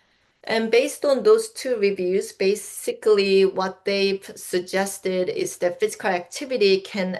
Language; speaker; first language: English; non-native, fluent; Korean